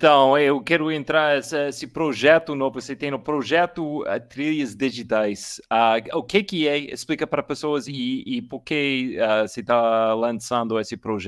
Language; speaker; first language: Portuguese; non-native, learner; English